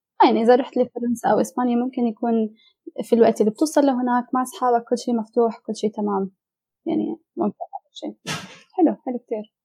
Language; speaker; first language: Arabic; native; Arabic